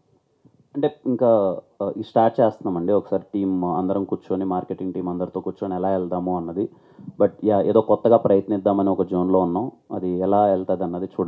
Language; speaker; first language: Telugu; native; Telugu